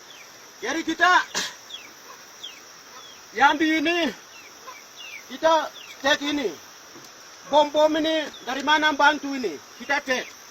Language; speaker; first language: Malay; non-native, local second language; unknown